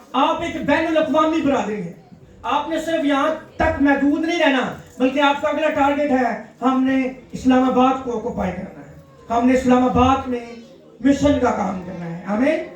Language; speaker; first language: Urdu; non-native, local second language; Punjabi